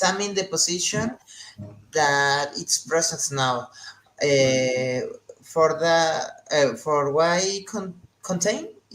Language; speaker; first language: English; non-native, learner; Spanish